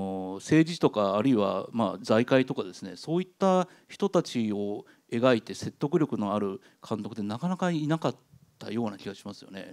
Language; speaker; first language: Japanese; native; Japanese